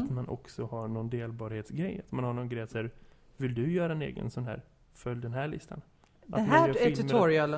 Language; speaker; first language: Swedish; native; Swedish